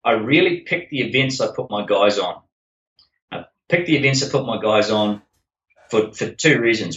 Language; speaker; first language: English; native; English